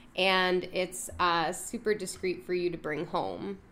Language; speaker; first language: English; native; English